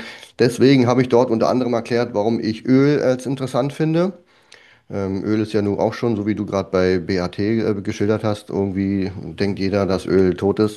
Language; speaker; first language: German; native; German